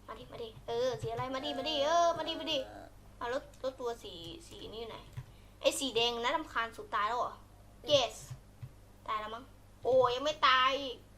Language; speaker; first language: Thai; native; Thai